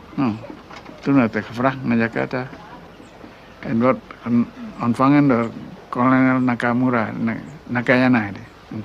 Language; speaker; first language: Dutch; non-native, local second language; Minangkabau